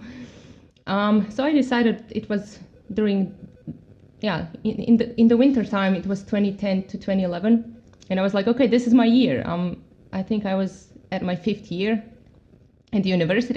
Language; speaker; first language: English; non-native, fluent; Croatian